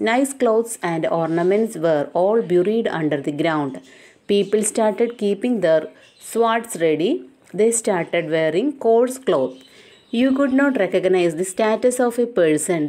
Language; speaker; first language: English; non-native, local second language; Malayalam